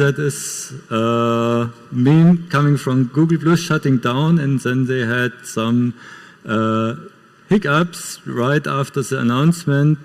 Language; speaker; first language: English; non-native, fluent; German